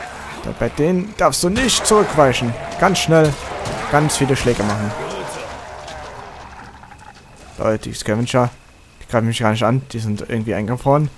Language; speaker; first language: German; native; German